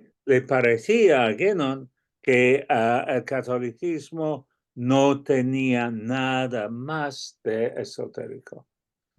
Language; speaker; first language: Spanish; non-native, fluent; English